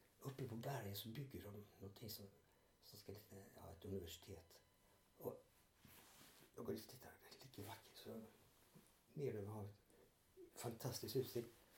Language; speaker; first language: Swedish; early bilingual, other home language; Yiddish